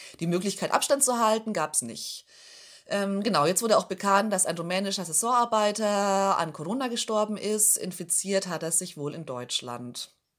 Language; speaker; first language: German; native; German